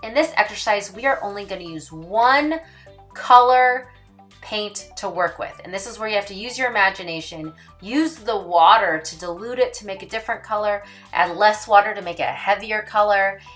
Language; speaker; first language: English; native; English